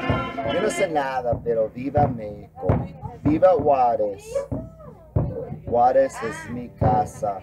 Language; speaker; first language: Spanish; early bilingual, heritage; English